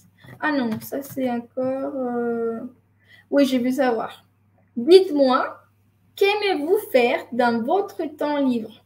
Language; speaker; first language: French; non-native, fluent; Spanish